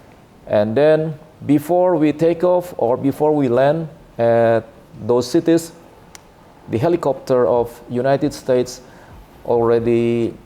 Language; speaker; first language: English; non-native, learner; Indonesian